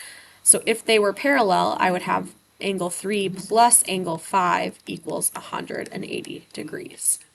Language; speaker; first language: English; native; English